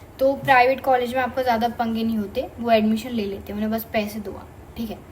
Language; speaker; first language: Hindi; native; Hindi